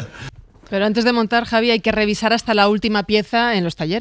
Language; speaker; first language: Spanish; native; Spanish